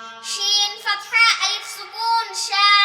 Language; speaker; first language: Arabic; non-native, learner; Bangla